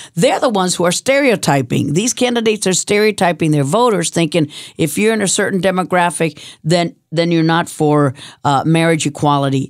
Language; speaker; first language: English; early bilingual, other home language; Spanish